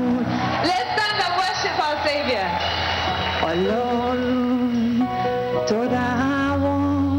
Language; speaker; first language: English; native; English